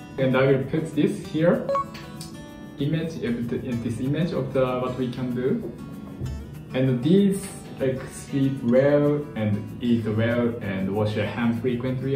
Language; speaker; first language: English; non-native, fluent; Japanese